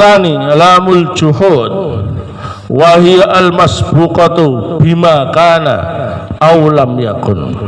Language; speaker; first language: Arabic; non-native, fluent; Indonesian